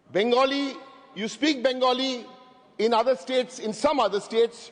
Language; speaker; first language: Bangla; non-native, local second language; English